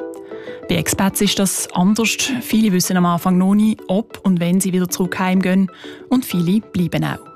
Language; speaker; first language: German; native; German